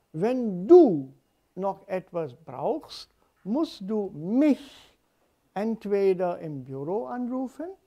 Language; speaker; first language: German; non-native, fluent; Hindi